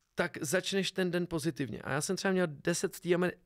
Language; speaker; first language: Czech; native; Czech